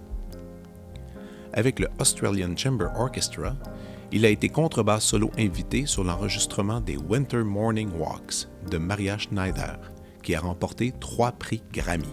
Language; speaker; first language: French; native; French